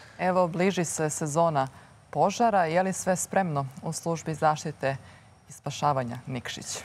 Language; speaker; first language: Croatian; native; Croatian